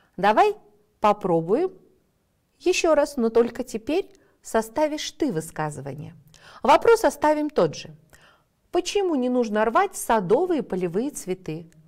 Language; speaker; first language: Russian; native; Russian